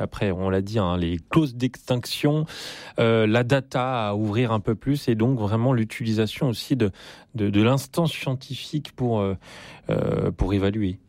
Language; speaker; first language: French; native; French